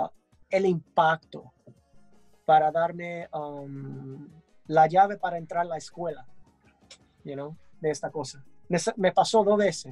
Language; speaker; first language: Spanish; early bilingual, heritage; English